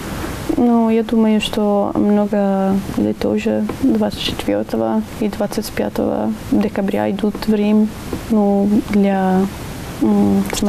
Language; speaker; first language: Russian; non-native, learner; Italian